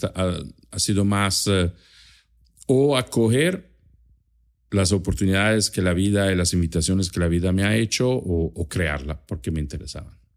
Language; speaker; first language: Spanish; non-native, fluent; German